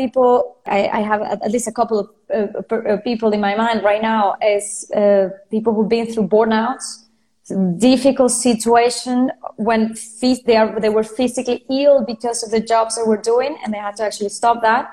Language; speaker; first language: English; non-native, fluent; Spanish